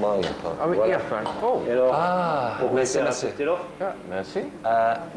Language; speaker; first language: French; non-native, learner; English